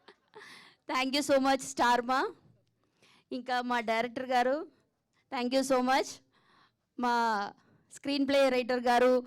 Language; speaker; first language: Telugu; non-native, fluent; Malayalam